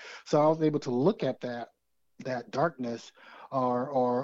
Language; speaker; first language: English; native; English